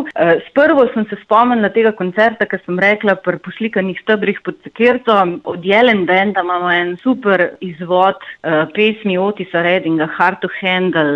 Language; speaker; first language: Slovenian; native; Slovenian